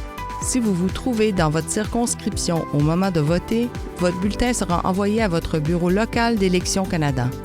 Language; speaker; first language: French; native; French